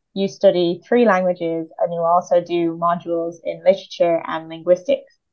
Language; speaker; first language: English; native; English